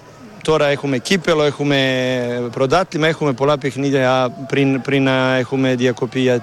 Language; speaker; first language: Greek; non-native, learner; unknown